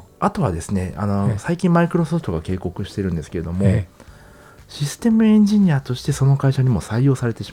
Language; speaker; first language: Japanese; native; Japanese